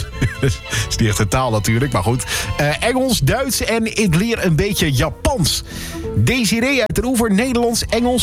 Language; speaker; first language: Dutch; native; Dutch